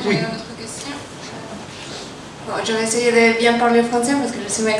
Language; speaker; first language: French; non-native, fluent; Spanish